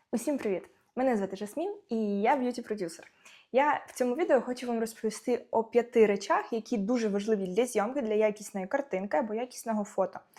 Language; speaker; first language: Ukrainian; non-native, local second language; Russian